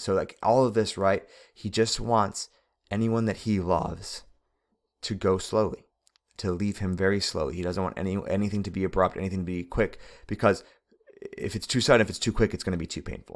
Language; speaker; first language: English; native; English